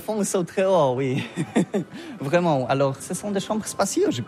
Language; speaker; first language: French; non-native, learner; Polish